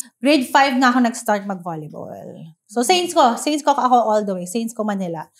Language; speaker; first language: Filipino; non-native, local second language; Hiligaynon